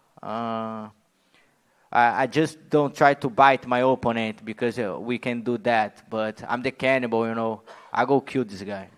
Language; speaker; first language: English; non-native, learner; Portuguese